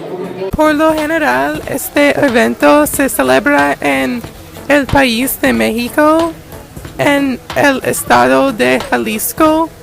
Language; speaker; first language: Spanish; non-native, learner; English